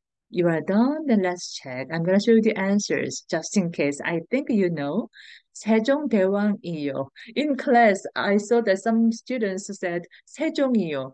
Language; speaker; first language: English; non-native, fluent; Korean